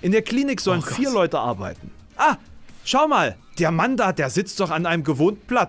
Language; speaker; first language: German; native; German